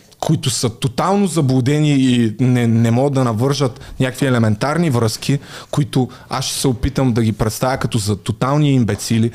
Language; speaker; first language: Bulgarian; native; Bulgarian